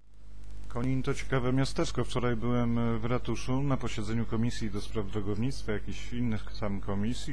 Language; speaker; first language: Polish; native; Polish